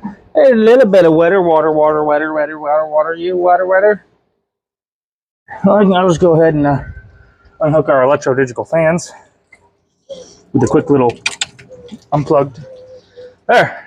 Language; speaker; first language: English; native; English